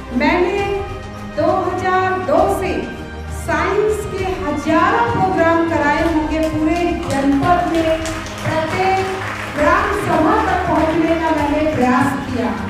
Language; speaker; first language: Hindi; native; Hindi